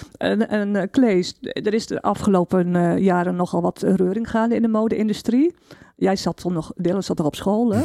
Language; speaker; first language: Dutch; native; Dutch